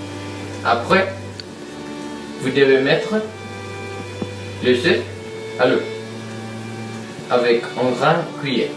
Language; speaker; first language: French; non-native, learner; Spanish